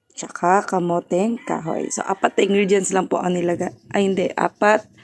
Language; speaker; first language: Filipino; non-native, local second language; Cebuano